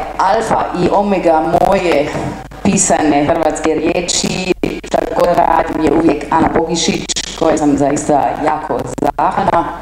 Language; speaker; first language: Croatian; non-native, fluent; German